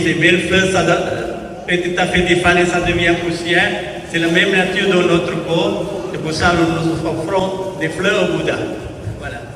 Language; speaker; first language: French; non-native, fluent; Sinhala